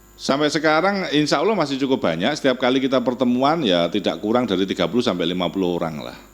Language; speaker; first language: Indonesian; non-native, local second language; Javanese